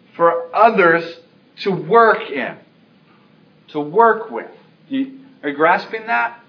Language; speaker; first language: English; native; English